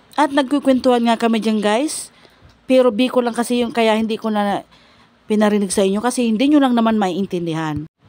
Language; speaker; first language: Filipino; non-native, local second language; Bikol